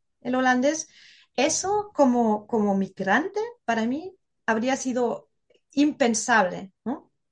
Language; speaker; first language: Spanish; non-native, fluent; German